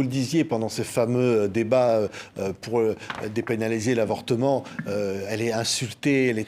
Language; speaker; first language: French; native; French